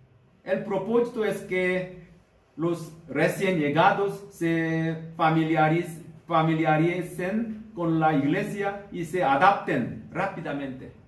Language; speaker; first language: Spanish; non-native, learner; Korean